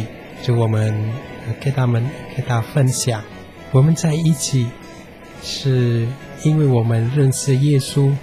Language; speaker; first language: Chinese; non-native, fluent; Indonesian